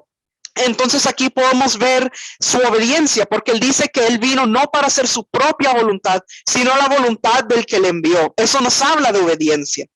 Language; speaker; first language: Spanish; native; Spanish